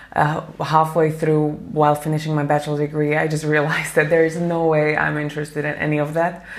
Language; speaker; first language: English; non-native, fluent; Slovak